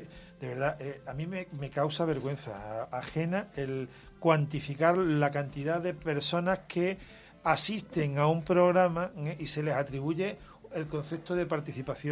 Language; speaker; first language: Spanish; native; Spanish